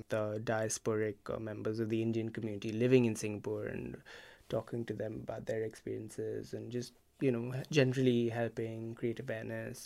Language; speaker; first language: English; non-native, local second language; Hindi